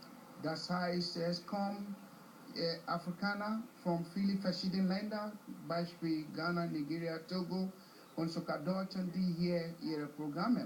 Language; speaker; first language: German; non-native, fluent; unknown